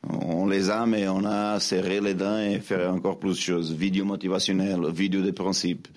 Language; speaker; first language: French; non-native, fluent; Portuguese